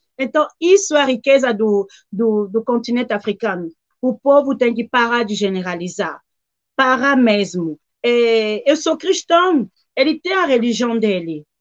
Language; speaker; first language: Portuguese; non-native, fluent; Lingala